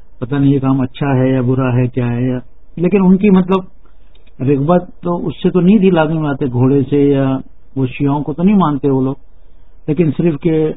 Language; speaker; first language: Urdu; native; Urdu